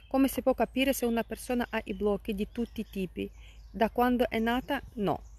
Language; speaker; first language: Italian; non-native, fluent; Russian